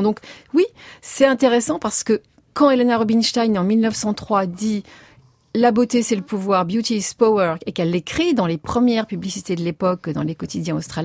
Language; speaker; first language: French; native; French